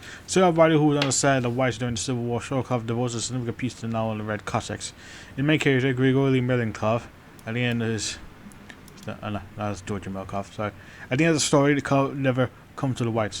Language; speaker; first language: English; native; English